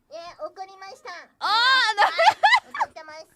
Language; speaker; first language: Japanese; non-native, learner; Indonesian